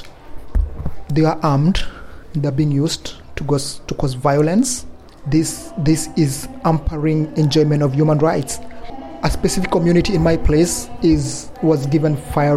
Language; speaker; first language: English; non-native, local second language; Kalenjin